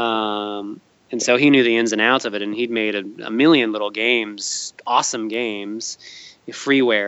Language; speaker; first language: English; native; English